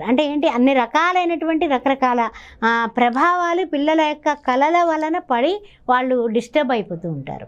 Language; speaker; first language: Telugu; native; Telugu